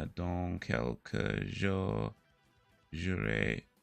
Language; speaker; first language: French; non-native, learner; English